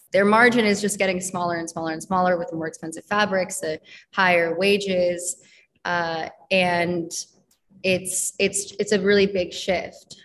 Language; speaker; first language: English; native; English